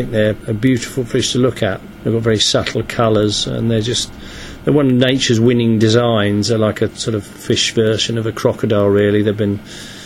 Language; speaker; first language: English; native; English